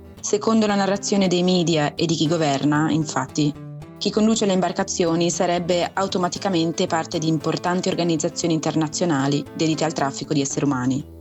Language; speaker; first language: Italian; native; Italian